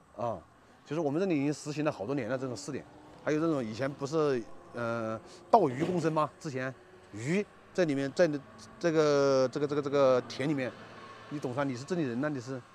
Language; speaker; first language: Chinese; native; Chinese